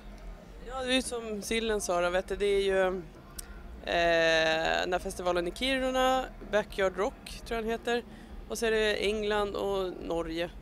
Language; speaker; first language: Swedish; native; Swedish